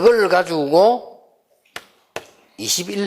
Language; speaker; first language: Korean; native; Korean